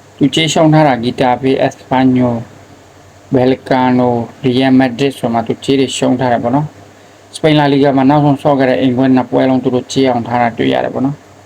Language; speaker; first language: Burmese; native; Burmese